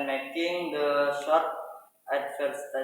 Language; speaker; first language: English; non-native, learner; Indonesian